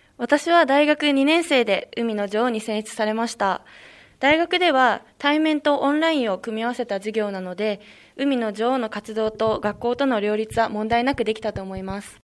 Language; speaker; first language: Japanese; native; Japanese